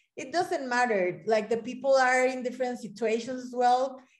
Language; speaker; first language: English; non-native, fluent; Spanish